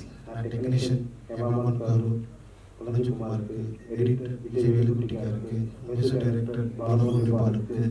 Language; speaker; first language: Telugu; non-native, learner; Tamil